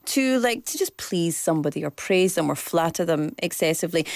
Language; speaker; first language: English; native; English